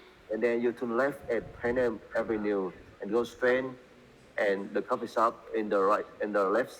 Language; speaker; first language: English; non-native, learner; Vietnamese